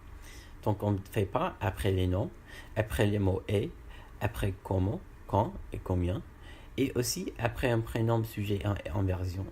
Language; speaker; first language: French; non-native, learner; English